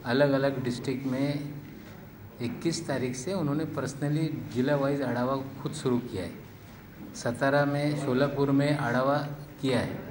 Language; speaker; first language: Hindi; non-native, local second language; Marathi